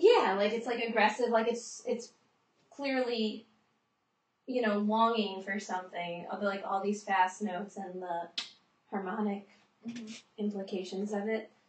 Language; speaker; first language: English; native; English